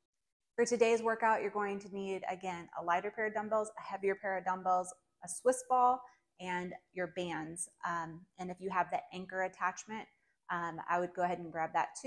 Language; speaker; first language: English; native; English